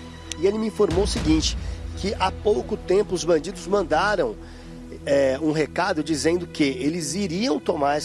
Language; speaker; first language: Portuguese; native; Portuguese